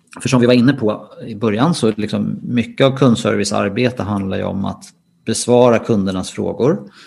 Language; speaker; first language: Swedish; native; Swedish